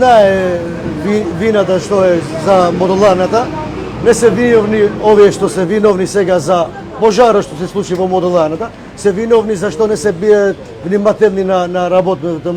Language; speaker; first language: Macedonian; non-native, local second language; Albanian